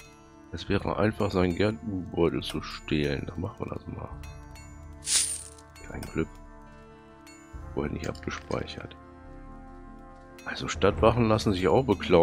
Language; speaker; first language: German; native; German